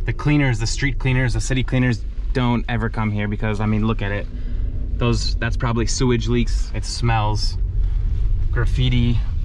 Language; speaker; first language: English; native; English